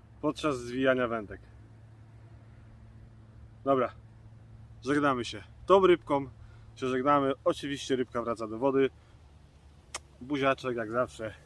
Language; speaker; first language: Polish; native; Polish